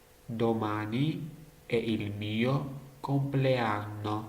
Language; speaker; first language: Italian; non-native, learner; Georgian